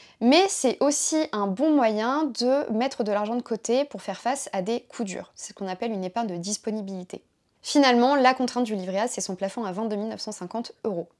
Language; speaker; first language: French; native; French